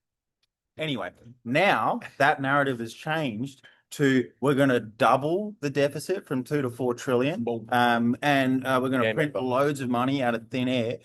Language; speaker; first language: English; native; English